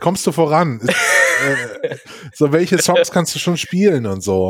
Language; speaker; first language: German; native; German